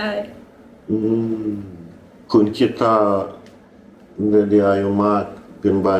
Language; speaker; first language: Thai; non-native, learner; English